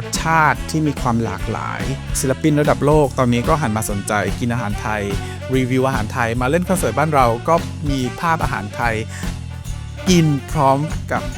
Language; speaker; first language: Thai; native; Thai